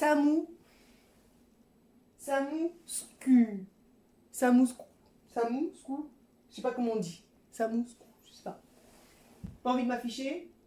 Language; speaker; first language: French; native; French